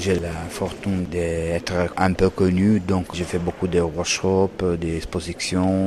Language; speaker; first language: French; non-native, learner; Italian